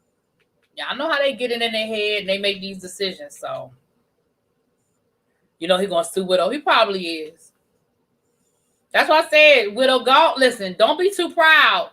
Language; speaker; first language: English; native; English